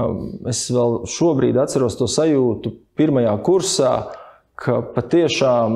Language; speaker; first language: Latvian; native; Latvian